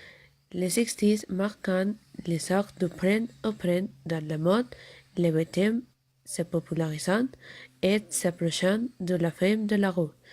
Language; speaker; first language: French; non-native, learner; Spanish